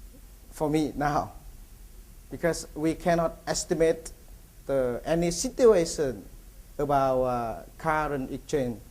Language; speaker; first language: English; non-native, learner; Vietnamese